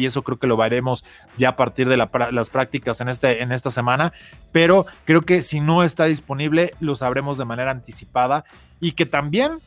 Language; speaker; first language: Spanish; native; Spanish